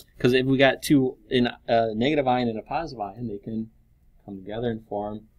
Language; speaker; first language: English; native; English